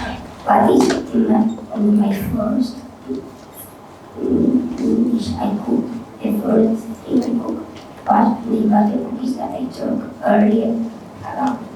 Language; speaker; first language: English; non-native, learner; Spanish